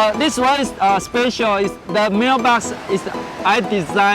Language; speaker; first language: English; non-native, learner; Chinese